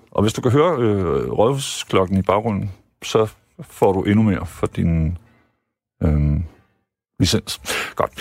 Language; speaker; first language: Danish; native; Danish